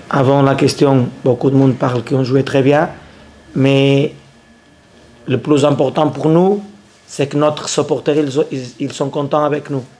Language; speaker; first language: French; non-native, learner; Portuguese